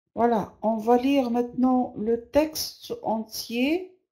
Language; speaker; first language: French; non-native, local second language; Arabic